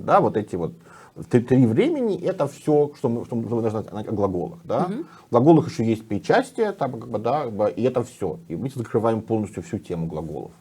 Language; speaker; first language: Russian; native; Russian